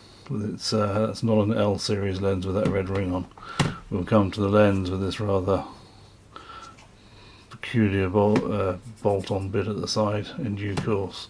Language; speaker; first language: English; native; English